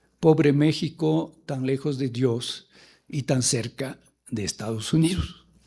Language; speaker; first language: Spanish; non-native, fluent; French